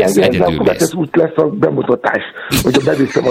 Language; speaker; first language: Hungarian; non-native, fluent; Yoruba